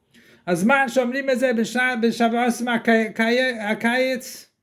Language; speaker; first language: Hebrew; non-native, fluent; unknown